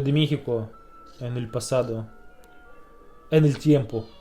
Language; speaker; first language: Spanish; non-native, fluent; Russian